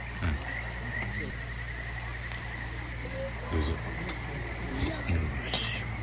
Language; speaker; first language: Japanese; native; Japanese